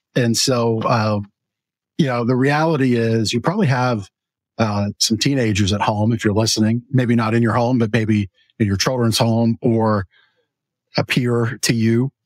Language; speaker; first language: English; native; English